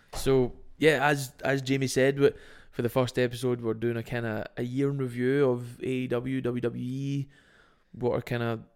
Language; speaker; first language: English; native; English